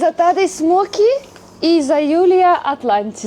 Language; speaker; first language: Macedonian; non-native, learner; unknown